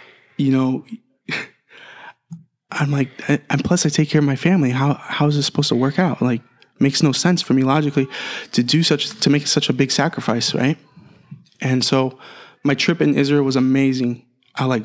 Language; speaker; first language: English; native; English